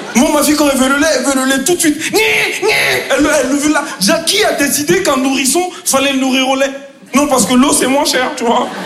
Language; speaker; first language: French; native; French